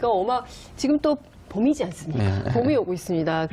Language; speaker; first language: Korean; native; Korean